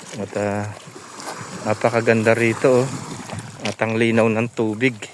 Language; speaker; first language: Filipino; non-native, local second language; Pampanga